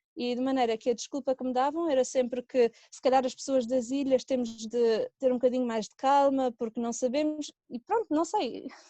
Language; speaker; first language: Portuguese; native; Portuguese